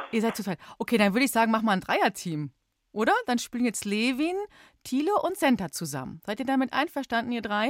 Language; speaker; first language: German; native; German